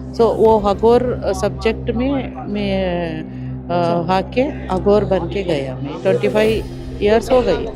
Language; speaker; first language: Hindi; non-native, local second language; Kannada